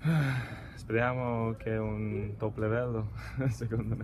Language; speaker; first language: Italian; non-native, learner; Latvian